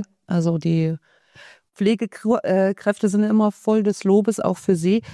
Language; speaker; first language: German; native; German